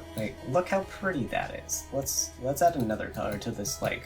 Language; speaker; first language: English; native; English